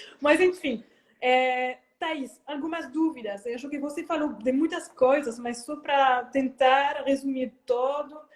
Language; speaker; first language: Portuguese; non-native, fluent; French